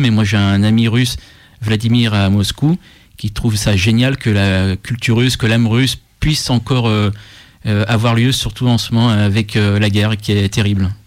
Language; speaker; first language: French; native; French